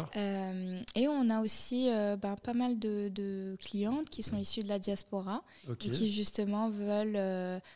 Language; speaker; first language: French; non-native, local second language; Arabic